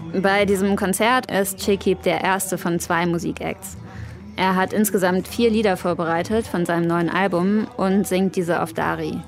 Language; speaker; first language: German; native; German